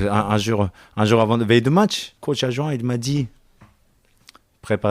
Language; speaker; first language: French; non-native, learner; Japanese